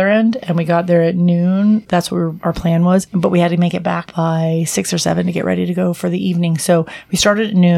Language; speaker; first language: English; native; English